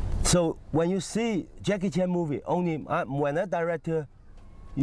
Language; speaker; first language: English; non-native, fluent; Cantonese